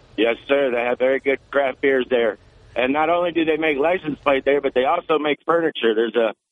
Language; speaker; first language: English; native; English